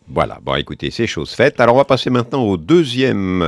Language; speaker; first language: French; native; French